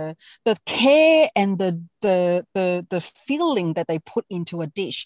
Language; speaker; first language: English; non-native, local second language; Cantonese